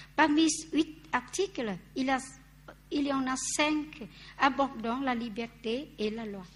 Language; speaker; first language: French; non-native, fluent; Vietnamese